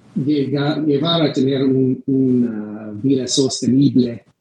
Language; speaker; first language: Spanish; non-native, fluent; English